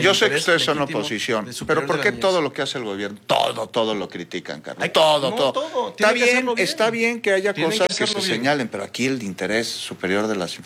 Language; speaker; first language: Spanish; native; Spanish